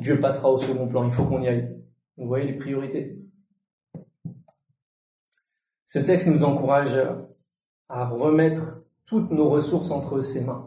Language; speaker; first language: French; native; French